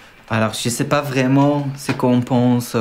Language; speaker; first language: French; non-native, fluent; Arabic